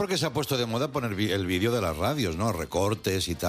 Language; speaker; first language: Spanish; native; Spanish